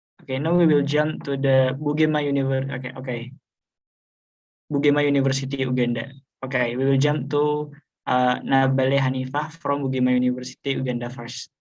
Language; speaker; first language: English; non-native, fluent; Indonesian